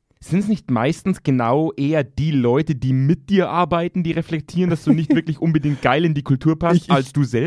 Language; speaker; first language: German; native; German